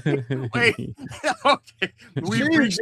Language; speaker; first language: English; native; English